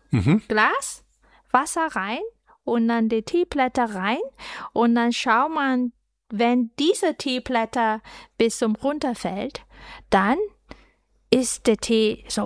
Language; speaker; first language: German; non-native, fluent; Chinese